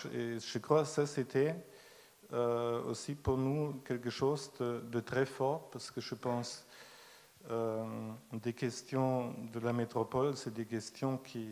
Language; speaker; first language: French; non-native, fluent; German